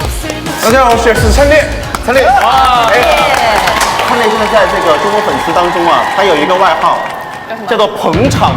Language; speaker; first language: Chinese; native; Chinese